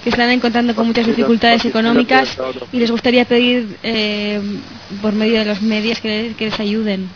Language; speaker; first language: Spanish; native; Spanish